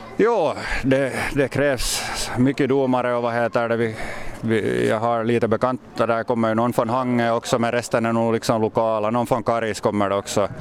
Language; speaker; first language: Swedish; native; Swedish